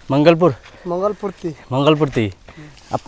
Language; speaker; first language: Hindi; non-native, local second language; Assamese